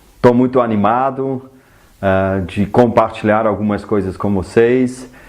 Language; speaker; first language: Portuguese; non-native, fluent; German